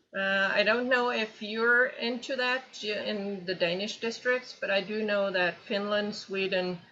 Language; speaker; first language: English; non-native, fluent; Norwegian